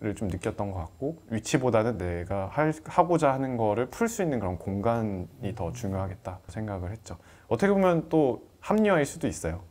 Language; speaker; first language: Korean; native; Korean